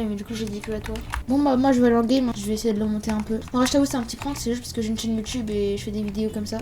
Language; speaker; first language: French; native; French